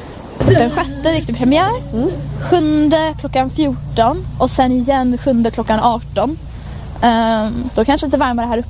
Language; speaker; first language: Swedish; native; Swedish